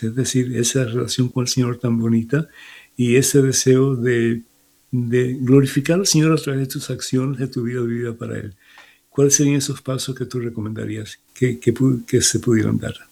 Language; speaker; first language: Spanish; native; Spanish